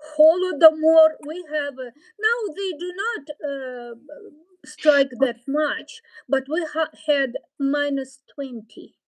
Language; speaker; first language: English; non-native, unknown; Ukrainian